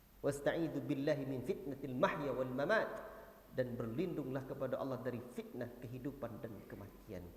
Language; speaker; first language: Malay; non-native, local second language; Minangkabau